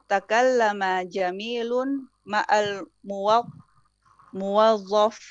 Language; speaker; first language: Arabic; non-native, learner; Indonesian